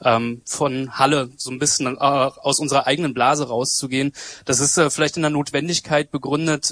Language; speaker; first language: German; native; German